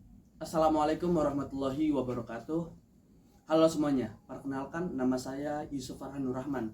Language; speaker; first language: Indonesian; non-native, local second language; Javanese